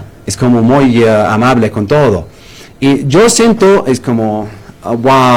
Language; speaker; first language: Spanish; non-native, learner; Arabic